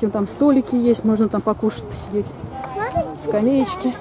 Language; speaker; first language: Russian; native; Russian